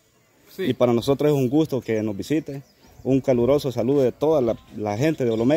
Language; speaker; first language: Spanish; native; Spanish